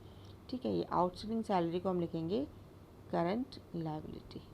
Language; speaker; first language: Hindi; native; Hindi